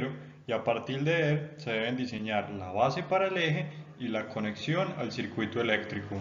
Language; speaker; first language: Spanish; native; Spanish